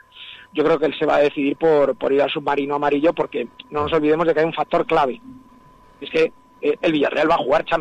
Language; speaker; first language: Spanish; native; Spanish